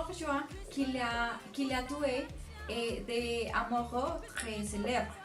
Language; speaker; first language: French; non-native, fluent; Spanish